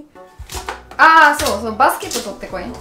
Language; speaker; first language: Japanese; non-native, fluent; English